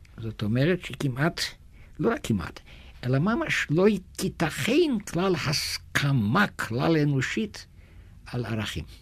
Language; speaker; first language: Hebrew; non-native, fluent; German